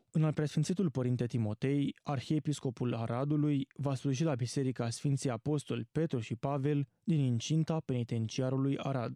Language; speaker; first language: Romanian; native; Romanian